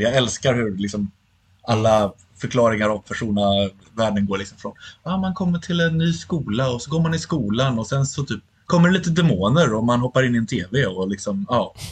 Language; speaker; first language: Swedish; native; Swedish